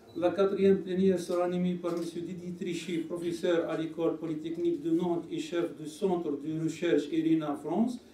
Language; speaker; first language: French; non-native, local second language; Arabic